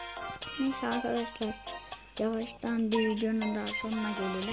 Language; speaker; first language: Turkish; native; Turkish